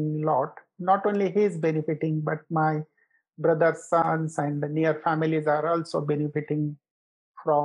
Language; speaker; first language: English; non-native, local second language; Marathi